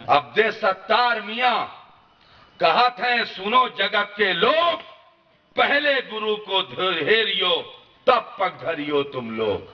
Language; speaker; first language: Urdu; native; Urdu